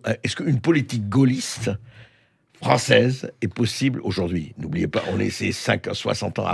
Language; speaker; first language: French; native; French